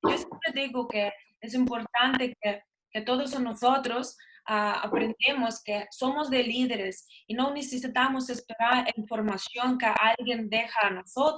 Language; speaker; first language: Spanish; non-native, learner; Russian